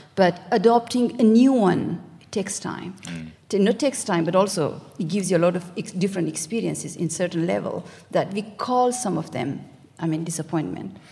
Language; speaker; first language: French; non-native, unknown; Persian